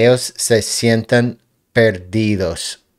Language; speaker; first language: Spanish; non-native, learner; English